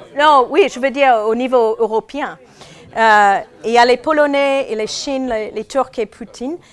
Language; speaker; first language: French; non-native, fluent; English